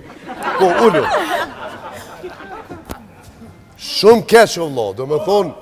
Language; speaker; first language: Albanian; native; Albanian